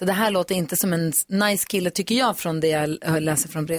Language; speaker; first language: Swedish; native; Swedish